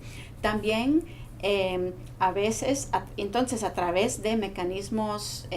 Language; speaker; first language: Spanish; non-native, fluent; English